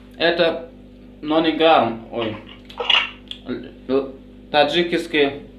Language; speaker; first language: Russian; non-native, local second language; Tajik